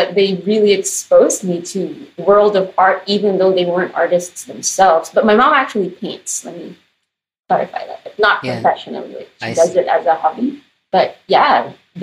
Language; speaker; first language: English; non-native, local second language; Filipino